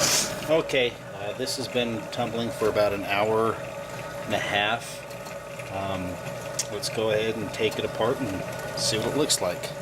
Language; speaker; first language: English; native; English